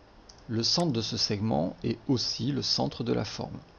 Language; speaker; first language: French; native; French